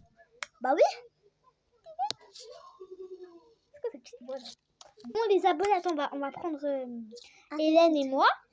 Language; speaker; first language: French; native; French